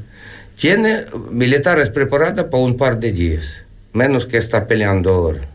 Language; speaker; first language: Spanish; non-native, learner; Ukrainian